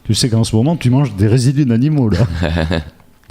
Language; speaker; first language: French; native; French